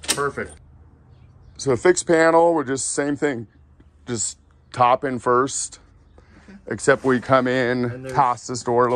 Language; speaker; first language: English; native; English